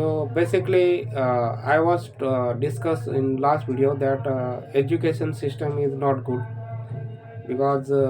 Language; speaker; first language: English; non-native, learner; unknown